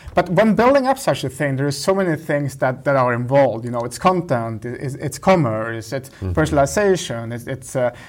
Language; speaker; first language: English; non-native, fluent; Swedish